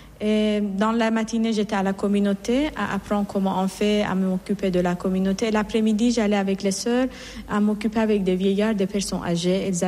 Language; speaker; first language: French; non-native, fluent; Persian